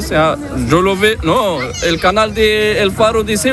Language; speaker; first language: Spanish; non-native, learner; Arabic